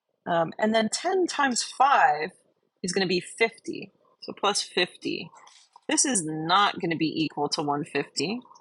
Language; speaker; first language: English; native; English